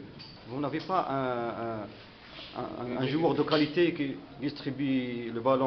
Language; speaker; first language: French; non-native, local second language; Arabic